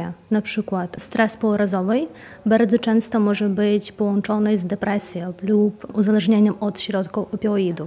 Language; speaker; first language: Polish; non-native, fluent; Ukrainian